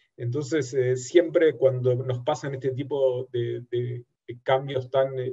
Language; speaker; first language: Spanish; native; Spanish